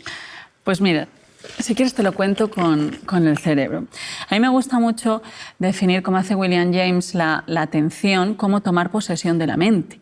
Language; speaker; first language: Spanish; native; Spanish